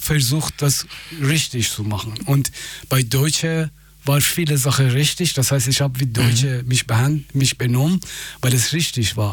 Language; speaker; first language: German; non-native, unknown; Persian